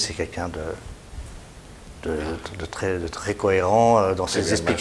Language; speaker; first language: French; native; French